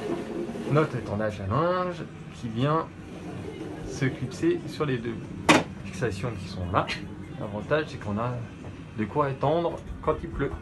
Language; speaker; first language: French; native; French